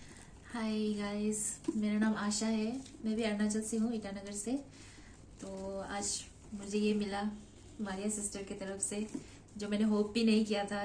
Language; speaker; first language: Hindi; non-native, local second language; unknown